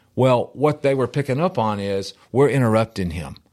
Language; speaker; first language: English; native; English